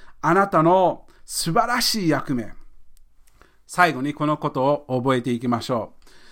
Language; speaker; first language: Japanese; non-native, fluent; English